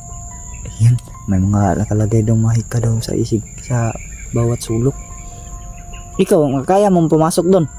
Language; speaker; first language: Filipino; non-native, local second language; Cebuano